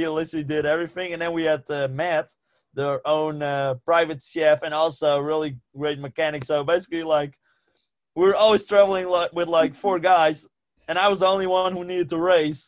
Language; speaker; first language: English; non-native, fluent; Western Frisian